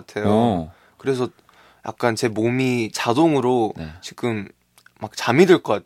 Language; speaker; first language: Korean; early bilingual, heritage; Korean